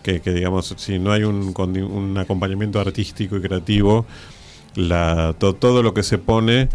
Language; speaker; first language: Spanish; native; Spanish